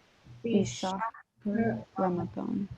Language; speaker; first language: Arabic; non-native, learner; English